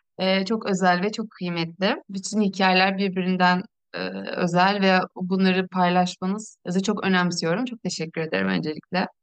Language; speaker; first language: Turkish; native; Turkish